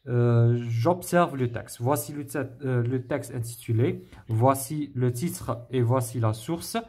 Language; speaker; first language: French; non-native, local second language; Arabic